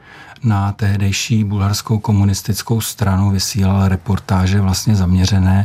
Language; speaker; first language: Czech; native; Czech